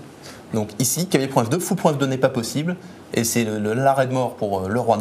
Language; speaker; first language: French; native; French